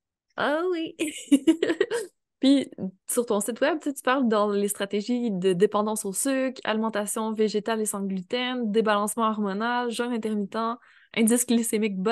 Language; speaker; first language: French; native; French